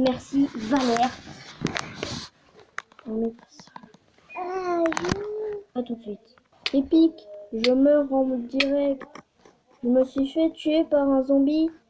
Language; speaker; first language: French; native; French